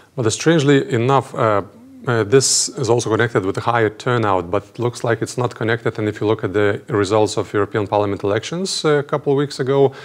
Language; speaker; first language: English; non-native, fluent; Lithuanian